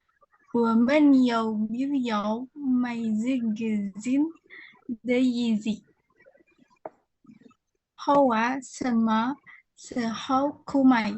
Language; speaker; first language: Chinese; non-native, learner; Indonesian